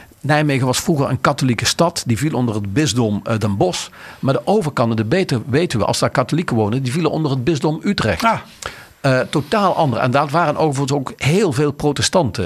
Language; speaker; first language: Dutch; native; Dutch